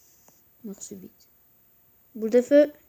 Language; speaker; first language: French; native; French